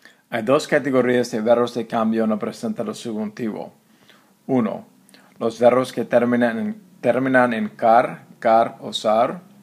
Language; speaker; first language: Spanish; non-native, fluent; English